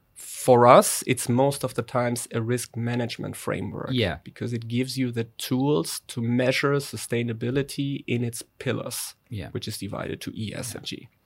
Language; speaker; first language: English; non-native, fluent; German